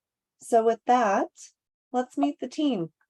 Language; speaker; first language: English; native; English